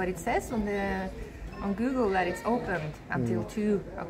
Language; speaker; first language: English; non-native, fluent; Norwegian